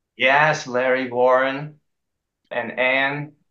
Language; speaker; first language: English; early bilingual, other home language; Dutch